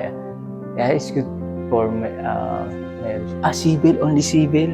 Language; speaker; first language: English; non-native, learner; Filipino